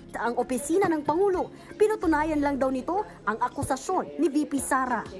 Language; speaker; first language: Filipino; native; Filipino